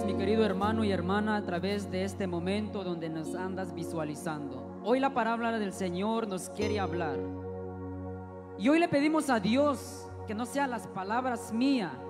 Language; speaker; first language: Spanish; native; Spanish